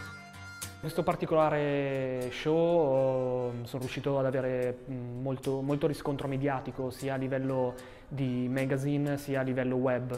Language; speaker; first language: Italian; native; Italian